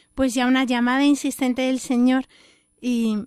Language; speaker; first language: Spanish; native; Spanish